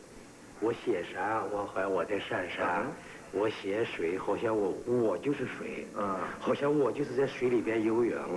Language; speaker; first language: Chinese; native; Chinese